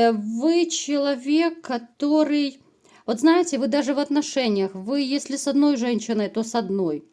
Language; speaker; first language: Russian; native; Russian